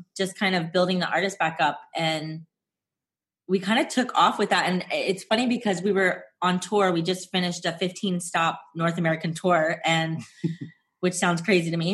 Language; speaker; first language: English; native; English